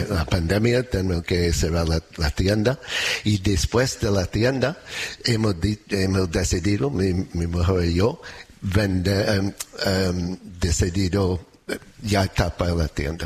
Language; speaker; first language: Spanish; non-native, learner; English